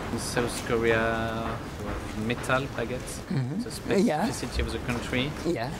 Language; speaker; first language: English; non-native, learner; French